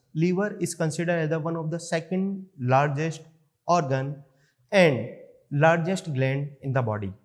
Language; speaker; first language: English; non-native, local second language; Hindi